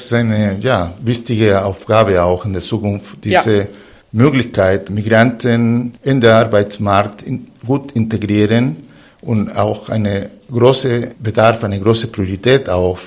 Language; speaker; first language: German; non-native, fluent; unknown